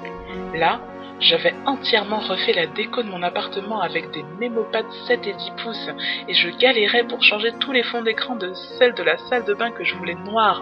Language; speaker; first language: French; native; French